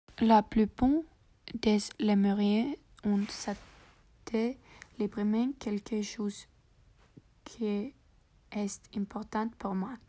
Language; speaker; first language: French; non-native, learner; English